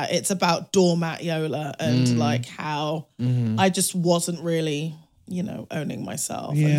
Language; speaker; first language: English; native; English